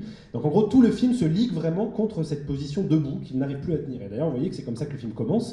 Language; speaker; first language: French; native; French